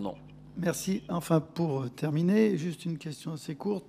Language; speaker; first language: French; native; French